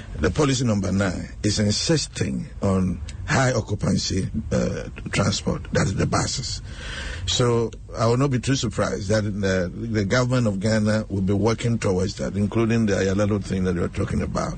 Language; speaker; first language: English; non-native, local second language; Akan